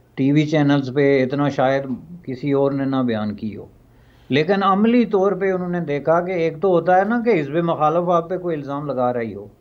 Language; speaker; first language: Urdu; non-native, local second language; Pahari-Potwari